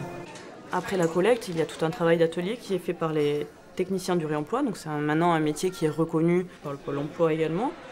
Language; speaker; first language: French; native; French